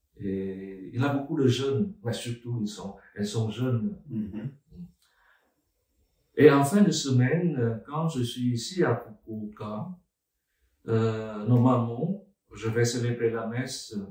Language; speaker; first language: French; non-native, fluent; Vietnamese